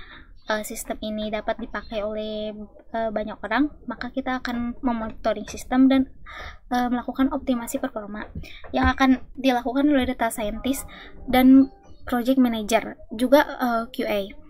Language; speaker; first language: Indonesian; native; Indonesian